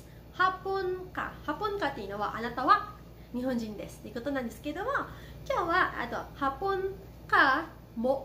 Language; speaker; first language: Japanese; non-native, fluent; Filipino